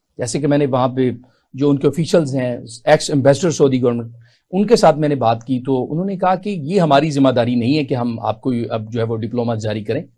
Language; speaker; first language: Urdu; non-native, local second language; Punjabi